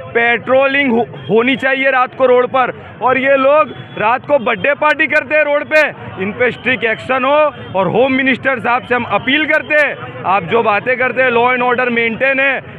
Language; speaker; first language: Hindi; non-native, local second language; Gujarati